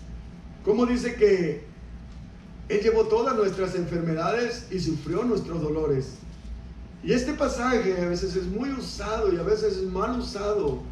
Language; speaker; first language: Spanish; native; Spanish